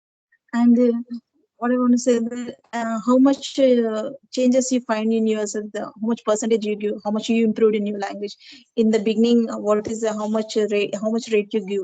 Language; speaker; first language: English; non-native, learner; Telugu